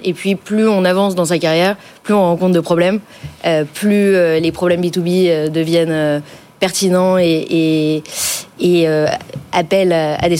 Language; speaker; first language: French; native; French